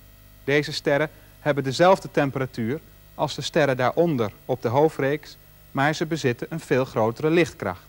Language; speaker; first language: Dutch; native; Dutch